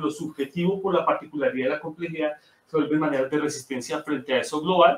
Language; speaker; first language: Spanish; native; Spanish